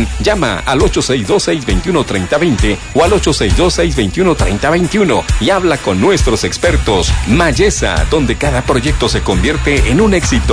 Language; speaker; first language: Spanish; native; Spanish